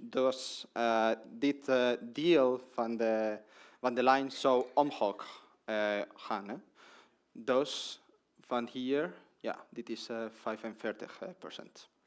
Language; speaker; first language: Dutch; non-native, learner; Spanish